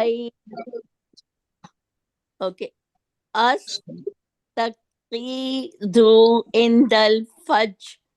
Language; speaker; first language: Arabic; non-native, learner; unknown